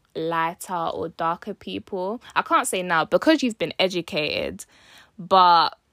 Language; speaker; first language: English; native; English